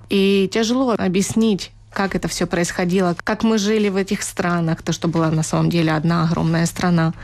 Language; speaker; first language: Russian; native; Russian